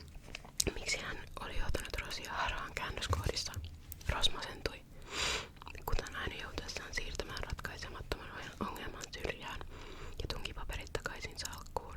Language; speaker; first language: Finnish; native; Finnish